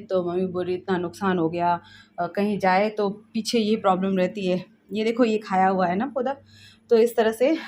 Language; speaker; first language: Hindi; native; Hindi